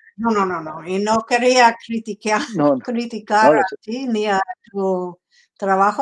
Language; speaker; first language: Spanish; non-native, fluent; English